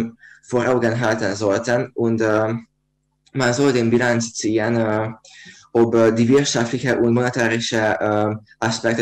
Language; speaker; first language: German; non-native, learner; Hungarian